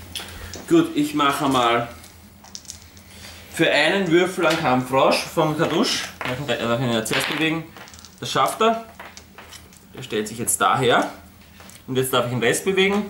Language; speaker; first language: German; native; German